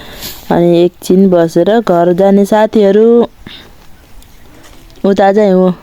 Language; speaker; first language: Nepali; non-native, local second language; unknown